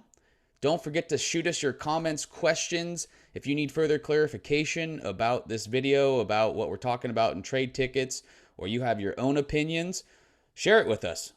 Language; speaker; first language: English; native; English